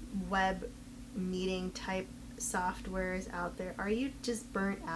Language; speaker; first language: English; native; English